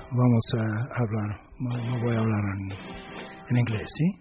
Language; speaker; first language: Spanish; non-native, learner; English